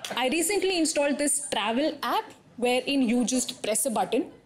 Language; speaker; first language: English; non-native, local second language; Hindi